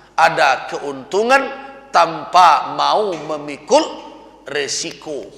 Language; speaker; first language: Malay; non-native, local second language; Minangkabau